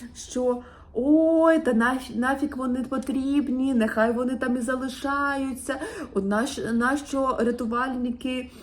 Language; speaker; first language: Ukrainian; non-native, local second language; Russian